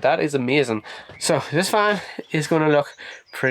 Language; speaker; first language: English; native; English